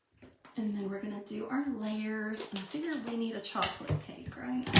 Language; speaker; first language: English; native; English